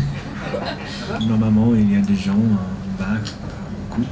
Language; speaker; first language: French; non-native, learner; English